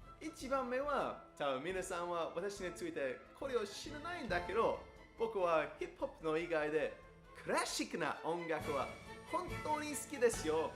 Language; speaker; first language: Japanese; non-native, fluent; English